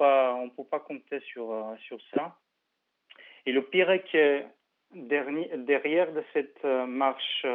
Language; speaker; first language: French; non-native, fluent; Bulgarian